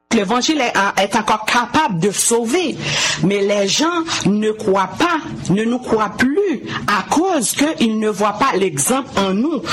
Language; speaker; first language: French; non-native, local second language; Haitian Creole